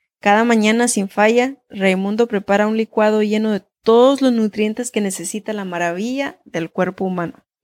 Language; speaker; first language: Spanish; early bilingual, heritage; Spanish